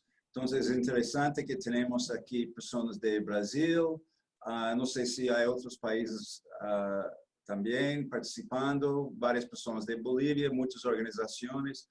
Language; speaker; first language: Spanish; non-native, fluent; Portuguese